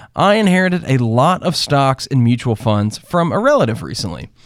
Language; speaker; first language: English; native; English